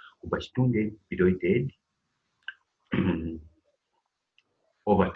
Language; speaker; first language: German; non-native, learner; English